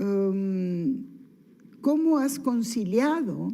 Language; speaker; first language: Spanish; native; Spanish